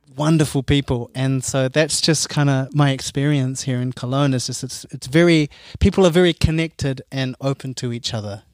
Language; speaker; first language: English; native; English